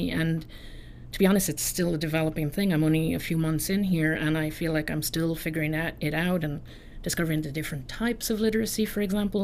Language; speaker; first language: English; native; English